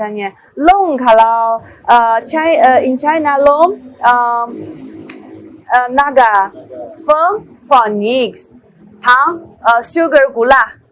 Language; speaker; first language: Indonesian; non-native, learner; Chinese